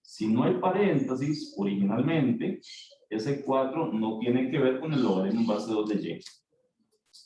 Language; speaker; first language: Spanish; native; Spanish